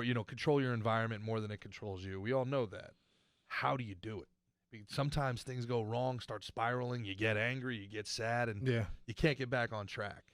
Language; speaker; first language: English; native; English